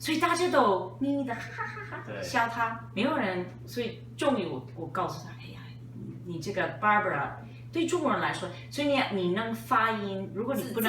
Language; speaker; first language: Chinese; non-native, fluent; English